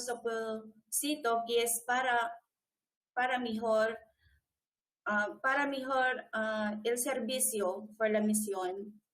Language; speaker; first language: Spanish; non-native, learner; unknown